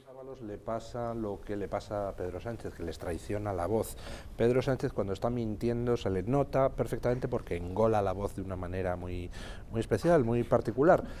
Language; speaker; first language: Spanish; native; Spanish